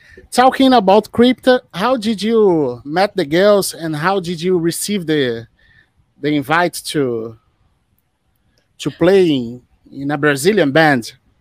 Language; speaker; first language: English; non-native, fluent; Portuguese